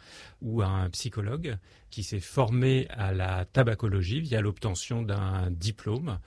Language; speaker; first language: French; native; French